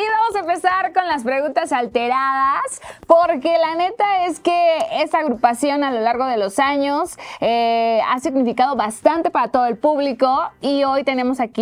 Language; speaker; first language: Spanish; native; Spanish